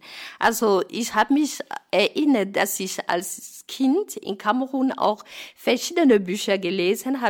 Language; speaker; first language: German; non-native, fluent; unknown